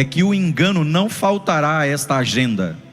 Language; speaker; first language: Portuguese; native; Portuguese